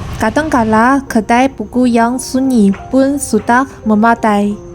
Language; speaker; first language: Malay; non-native, learner; Chinese